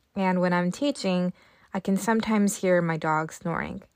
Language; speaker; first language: English; early bilingual, other home language; Japanese